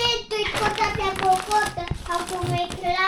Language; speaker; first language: Filipino; early bilingual, heritage; Filipino